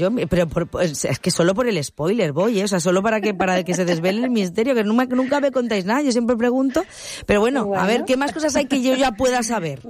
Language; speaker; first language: Spanish; native; Spanish